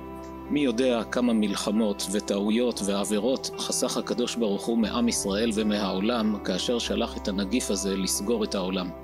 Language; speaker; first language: Hebrew; native; Hebrew